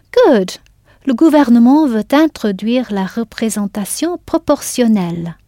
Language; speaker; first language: French; non-native, fluent; English